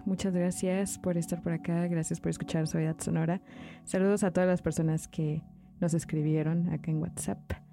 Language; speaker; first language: Spanish; native; Spanish